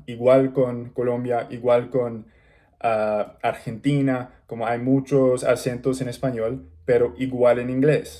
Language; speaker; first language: Spanish; non-native, learner; English